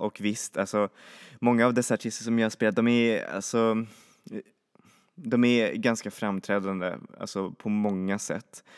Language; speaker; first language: Swedish; native; Swedish